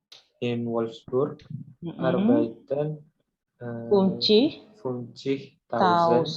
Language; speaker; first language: German; non-native, learner; Indonesian